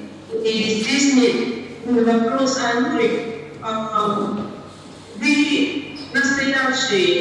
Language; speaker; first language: Russian; non-native, learner; Latvian